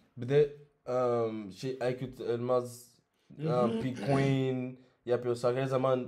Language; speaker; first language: Turkish; non-native, learner; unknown